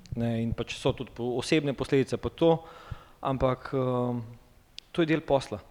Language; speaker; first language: Slovenian; native; Slovenian